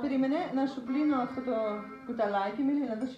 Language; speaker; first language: Greek; non-native, fluent; Russian